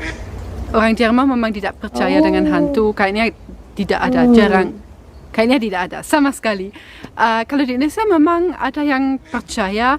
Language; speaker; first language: Indonesian; non-native, fluent; German